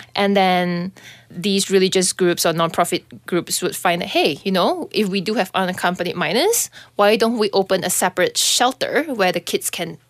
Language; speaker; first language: English; non-native, local second language; Chinese